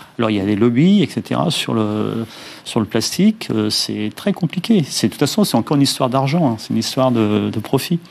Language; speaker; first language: French; native; French